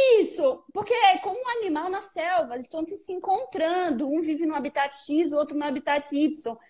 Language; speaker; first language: Portuguese; native; Portuguese